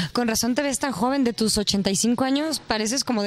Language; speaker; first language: Spanish; native; Spanish